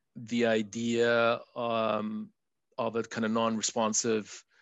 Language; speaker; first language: English; non-native, fluent; Spanish